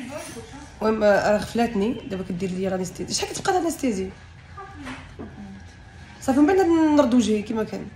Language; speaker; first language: Arabic; native; Arabic